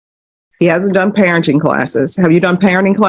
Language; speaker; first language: English; native; English